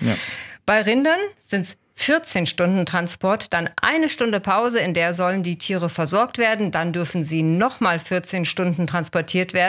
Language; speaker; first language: German; native; German